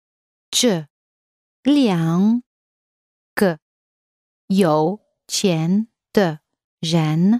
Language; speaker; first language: Chinese; non-native, learner; English